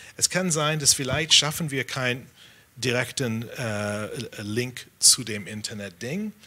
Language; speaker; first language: German; non-native, fluent; English